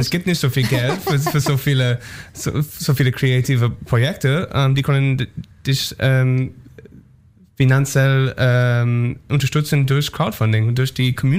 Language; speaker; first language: German; non-native, learner; English